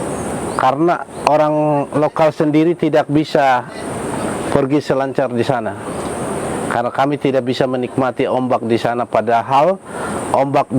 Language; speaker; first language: Indonesian; non-native, local second language; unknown